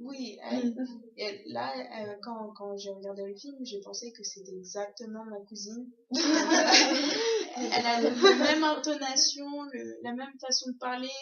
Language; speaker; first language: French; early bilingual, other home language; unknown